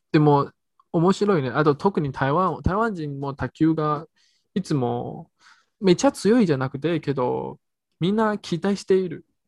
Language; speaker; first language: Japanese; non-native, fluent; Chinese